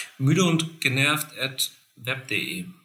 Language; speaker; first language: German; native; German